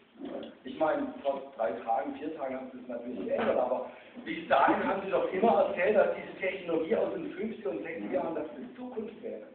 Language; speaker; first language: German; native; German